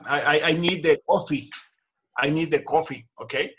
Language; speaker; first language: English; non-native, learner; Spanish